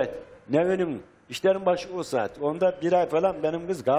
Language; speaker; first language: Turkish; native; Turkish